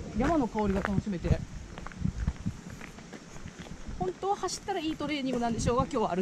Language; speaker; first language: Japanese; native; Japanese